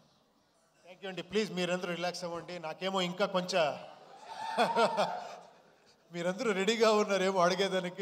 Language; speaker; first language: Telugu; non-native, local second language; Kannada